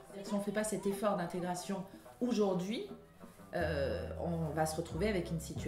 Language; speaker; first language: French; native; French